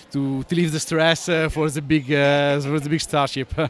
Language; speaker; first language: English; non-native, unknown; Italian